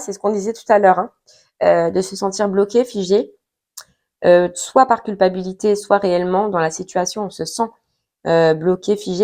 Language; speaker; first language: French; native; French